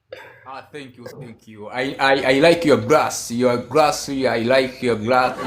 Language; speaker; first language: English; non-native, learner; Swahili